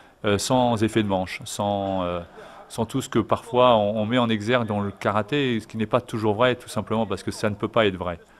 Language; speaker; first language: French; native; French